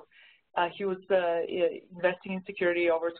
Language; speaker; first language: English; non-native, fluent; Bulgarian